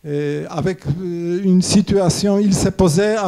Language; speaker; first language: French; non-native, fluent; Polish